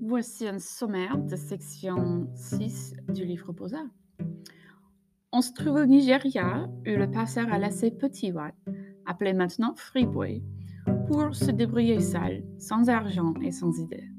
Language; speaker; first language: French; non-native, fluent; English